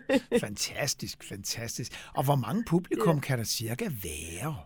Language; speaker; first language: Danish; native; Danish